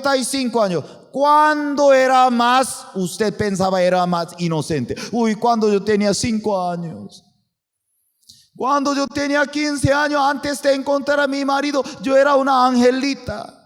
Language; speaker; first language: Spanish; non-native, fluent; Korean